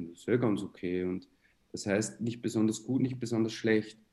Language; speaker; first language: German; native; German